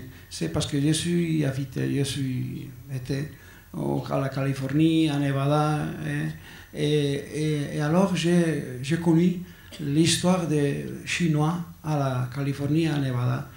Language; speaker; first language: French; non-native, learner; Basque